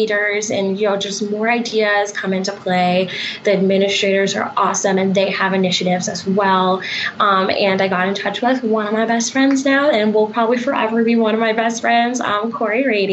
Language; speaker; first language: English; native; English